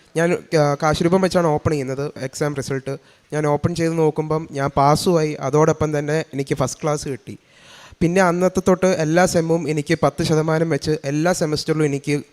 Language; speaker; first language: Malayalam; early bilingual, heritage; Malayalam